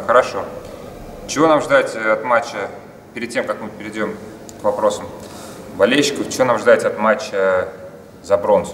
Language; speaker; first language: Russian; native; Russian